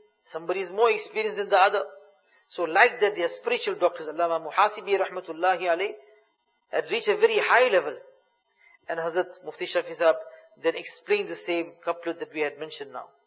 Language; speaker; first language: English; native; English